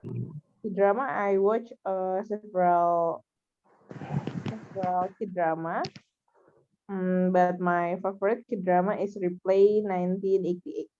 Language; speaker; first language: English; non-native, learner; Indonesian